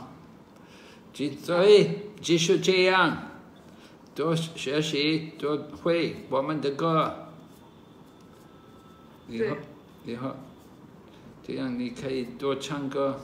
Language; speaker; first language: Chinese; non-native, learner; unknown